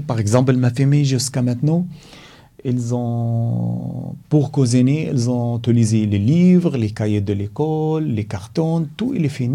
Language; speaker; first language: French; non-native, learner; Arabic